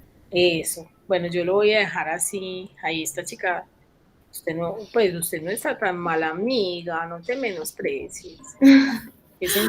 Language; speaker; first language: Spanish; native; Spanish